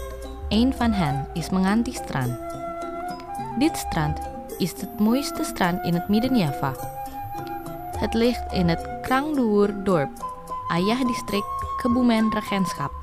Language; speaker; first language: Dutch; non-native, fluent; Indonesian